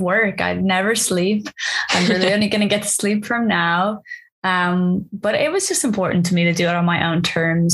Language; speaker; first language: English; native; English